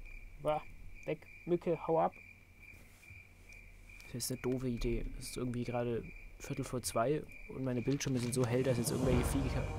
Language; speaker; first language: German; native; German